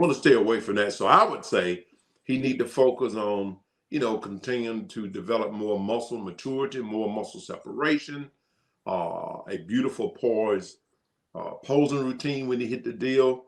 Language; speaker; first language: English; native; English